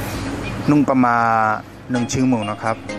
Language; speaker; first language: Thai; non-native, fluent; Burmese